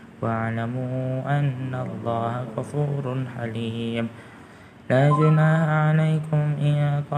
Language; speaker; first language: Arabic; non-native, learner; Indonesian